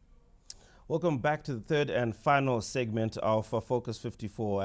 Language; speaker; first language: English; non-native, local second language; Shona